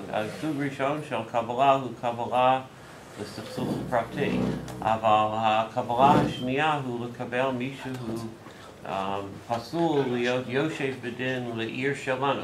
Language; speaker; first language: Hebrew; non-native, fluent; English